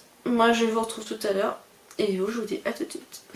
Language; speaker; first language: French; native; French